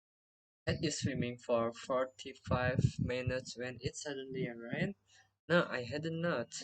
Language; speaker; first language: English; non-native, learner; Indonesian